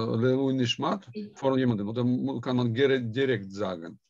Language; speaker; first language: German; non-native, learner; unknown